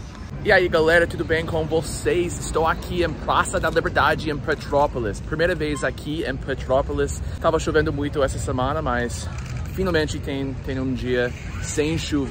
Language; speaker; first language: Portuguese; non-native, learner; English